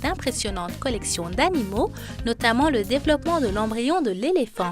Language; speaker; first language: French; native; French